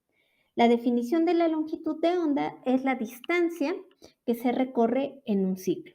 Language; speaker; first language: Spanish; native; Spanish